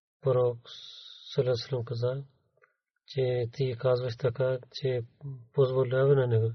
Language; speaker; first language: Bulgarian; non-native, learner; Urdu